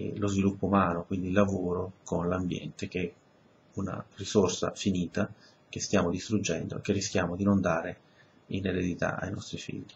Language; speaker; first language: Italian; early bilingual, other home language; Spanish